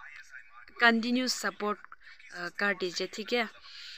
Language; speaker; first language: Hindi; non-native, local second language; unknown